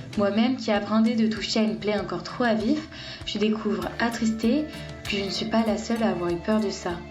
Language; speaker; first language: French; native; French